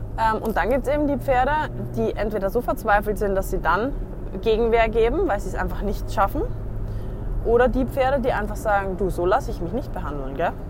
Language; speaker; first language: German; native; German